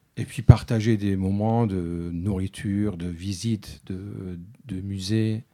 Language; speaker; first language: French; non-native, fluent; Arabic